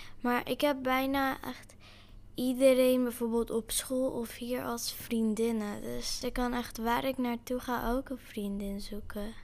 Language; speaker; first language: Dutch; early bilingual, other home language; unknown